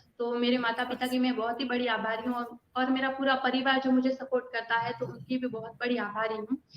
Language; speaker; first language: Hindi; non-native, local second language; Gujarati